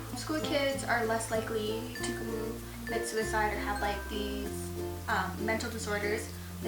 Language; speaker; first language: English; native; English